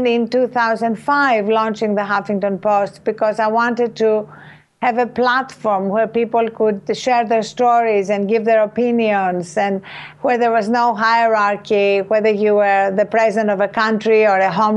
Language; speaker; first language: English; non-native, fluent; Greek